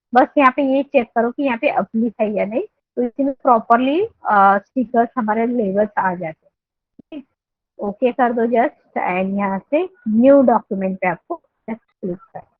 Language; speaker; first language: Hindi; non-native, local second language; Marathi